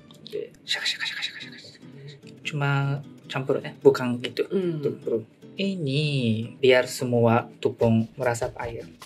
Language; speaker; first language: Indonesian; non-native, learner; Japanese